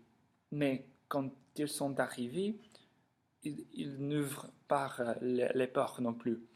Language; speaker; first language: French; non-native, learner; English